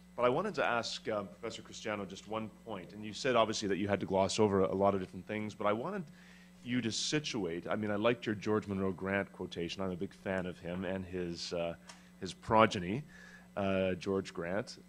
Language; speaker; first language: English; native; English